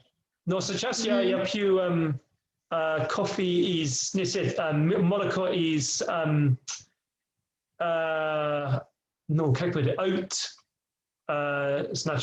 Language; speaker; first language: Russian; non-native, learner; English